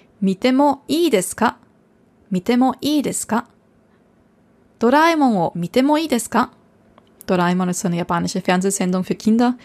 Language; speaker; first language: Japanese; non-native, fluent; German